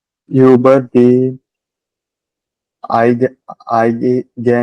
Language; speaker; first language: German; non-native, learner; Hindi